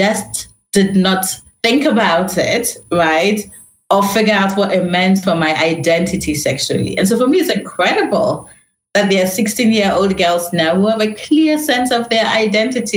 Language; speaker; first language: English; non-native, local second language; Akan